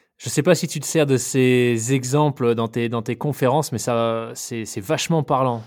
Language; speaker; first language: French; native; French